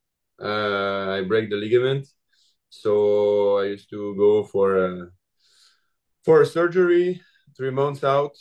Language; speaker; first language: English; non-native, learner; French